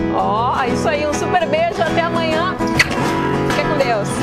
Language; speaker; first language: Portuguese; native; Portuguese